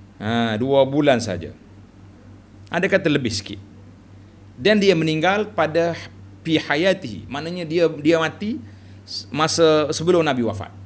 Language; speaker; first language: Malay; native; Malay